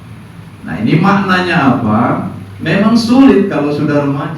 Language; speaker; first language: Indonesian; native; Indonesian